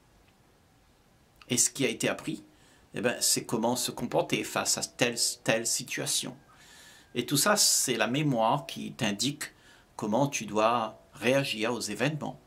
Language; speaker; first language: French; native; French